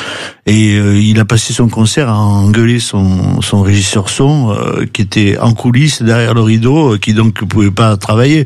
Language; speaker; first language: French; native; French